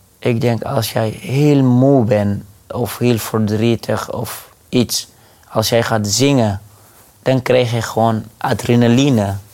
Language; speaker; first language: Dutch; non-native, fluent; Arabic